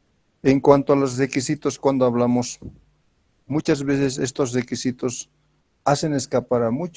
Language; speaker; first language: Spanish; native; Spanish